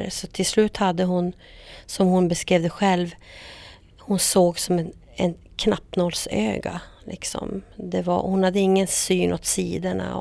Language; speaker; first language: Swedish; native; Swedish